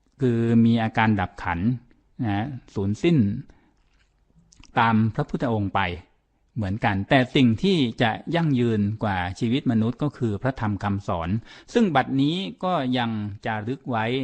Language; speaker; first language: Thai; native; Thai